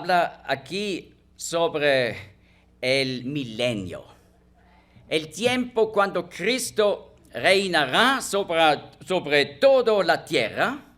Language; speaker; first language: Spanish; non-native, fluent; German